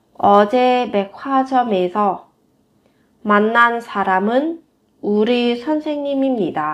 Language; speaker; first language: Korean; non-native, fluent; Vietnamese